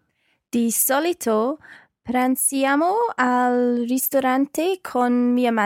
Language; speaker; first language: Italian; non-native, learner; English